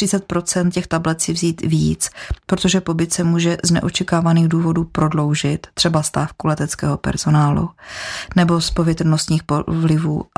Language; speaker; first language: Czech; native; Czech